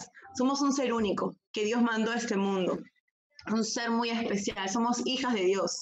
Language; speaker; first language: Spanish; native; Spanish